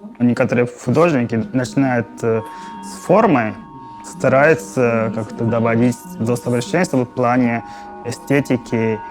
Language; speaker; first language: Russian; non-native, fluent; Japanese